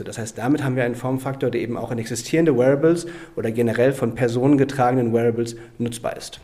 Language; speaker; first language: German; native; German